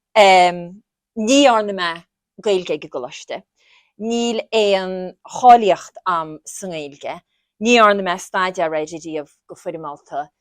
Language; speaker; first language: Irish; native; Irish